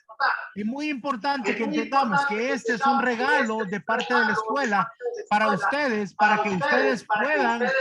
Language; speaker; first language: Spanish; native; Spanish